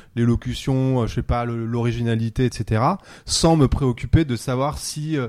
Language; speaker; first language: French; native; French